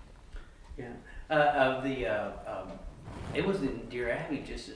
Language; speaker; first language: English; native; English